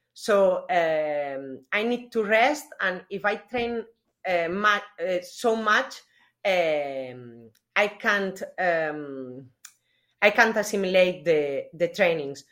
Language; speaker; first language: English; non-native, learner; Spanish